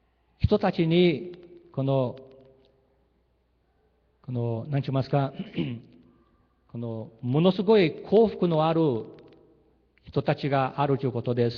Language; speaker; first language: Japanese; early bilingual, heritage; Japanese